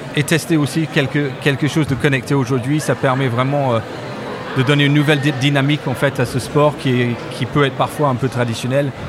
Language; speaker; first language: French; non-native, fluent; English